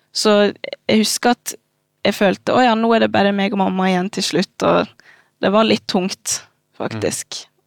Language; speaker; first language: Norwegian; early bilingual, other home language; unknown